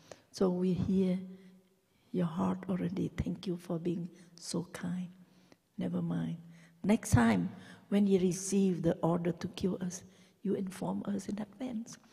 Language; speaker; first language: English; non-native, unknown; Vietnamese